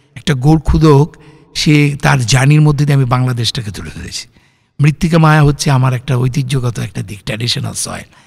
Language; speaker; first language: Bangla; native; Bangla